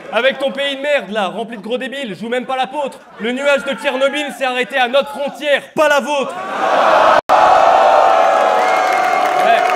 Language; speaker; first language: French; native; French